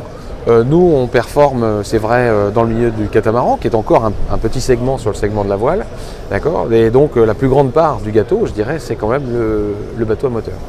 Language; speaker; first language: French; native; French